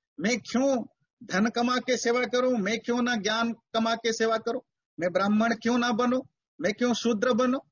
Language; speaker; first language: Hindi; native; Hindi